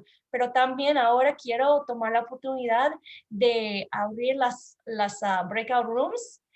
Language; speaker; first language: Spanish; non-native, learner; English